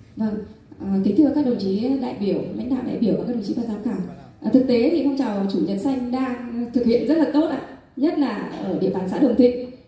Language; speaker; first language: Vietnamese; non-native, local second language; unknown